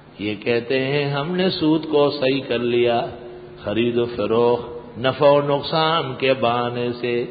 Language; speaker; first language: Urdu; non-native, local second language; Pashto